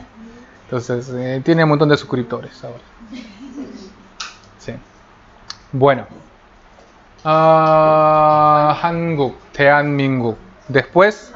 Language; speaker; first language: Spanish; non-native, fluent; Korean